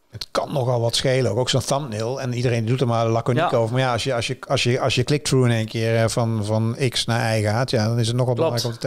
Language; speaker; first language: Dutch; native; Dutch